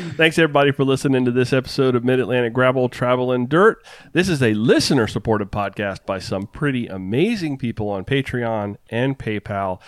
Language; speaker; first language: English; native; English